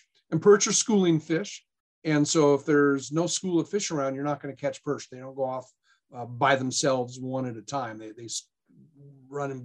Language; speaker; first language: English; native; English